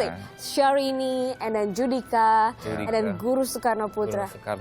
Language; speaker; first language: English; non-native, learner; Indonesian